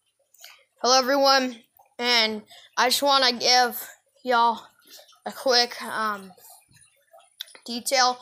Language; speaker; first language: English; native; English